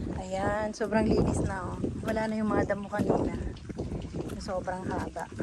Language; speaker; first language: Filipino; native; Filipino